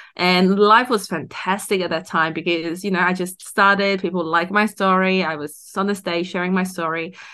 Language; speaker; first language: English; non-native, local second language; Cantonese